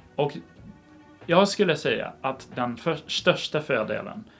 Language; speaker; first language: Swedish; non-native, fluent; English